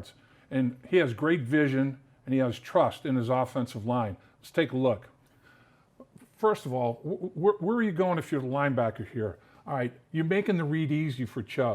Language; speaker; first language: English; native; English